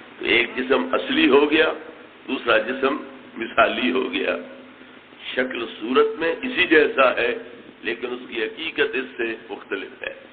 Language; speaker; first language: Urdu; non-native, local second language; Punjabi